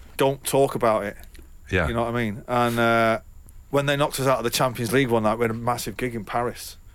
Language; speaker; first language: English; native; English